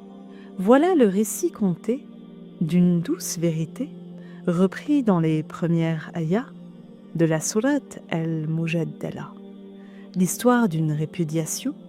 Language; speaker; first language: French; native; French